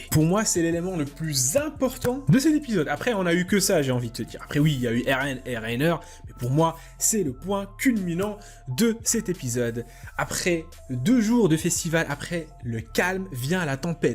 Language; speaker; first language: French; native; French